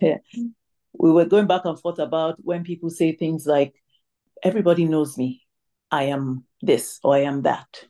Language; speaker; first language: English; non-native, local second language; Igbo